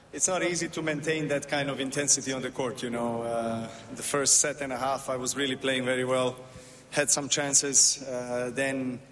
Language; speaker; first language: English; non-native, fluent; Serbian